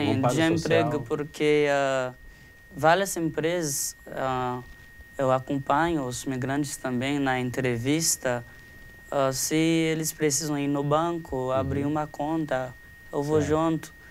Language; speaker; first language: Portuguese; non-native, fluent; Haitian Creole